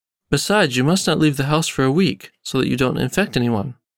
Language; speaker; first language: English; native; English